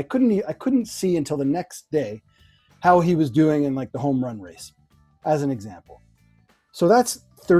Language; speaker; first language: English; native; English